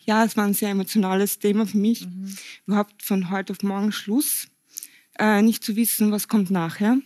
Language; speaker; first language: German; native; German